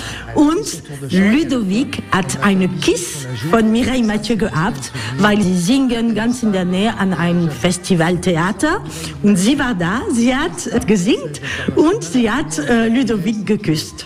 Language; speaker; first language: German; non-native, learner; French